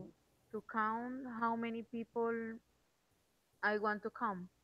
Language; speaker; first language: English; non-native, learner; Spanish